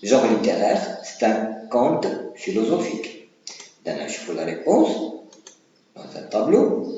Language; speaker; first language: French; non-native, local second language; Arabic